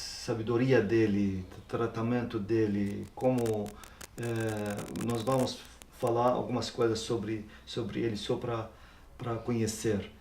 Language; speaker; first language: Portuguese; non-native, learner; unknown